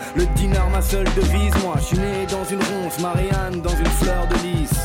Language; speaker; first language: French; native; French